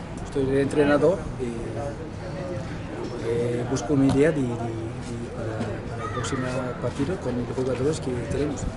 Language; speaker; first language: Spanish; non-native, learner; German